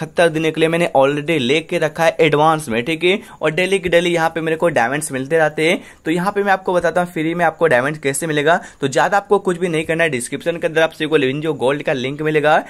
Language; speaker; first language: Hindi; native; Hindi